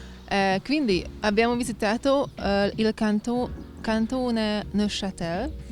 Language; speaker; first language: Italian; non-native, fluent; Hungarian